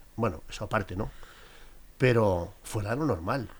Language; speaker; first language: Spanish; native; Spanish